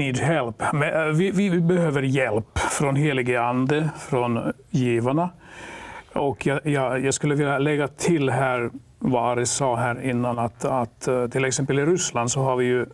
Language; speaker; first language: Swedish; non-native, local second language; Finnish